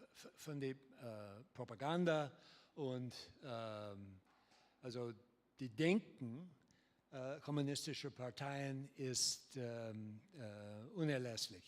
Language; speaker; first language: German; non-native, learner; English